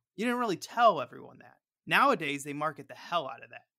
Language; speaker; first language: English; native; English